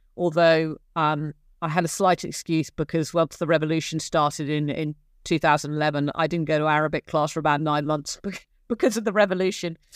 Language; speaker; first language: English; native; English